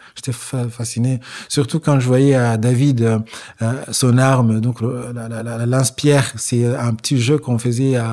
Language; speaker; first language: French; non-native, local second language; Kinyarwanda